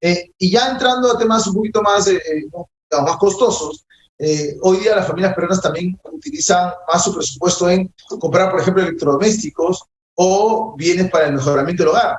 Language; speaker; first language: Spanish; native; Spanish